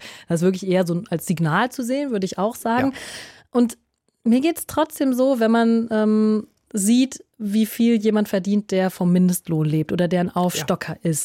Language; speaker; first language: German; native; German